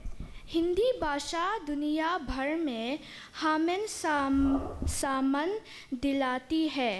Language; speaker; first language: Hindi; non-native, local second language; Mizo